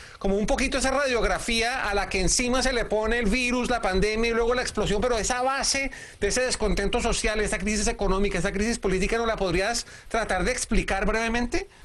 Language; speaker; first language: Spanish; native; Spanish